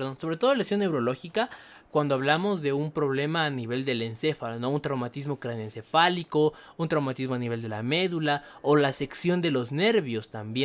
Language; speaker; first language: Spanish; native; Spanish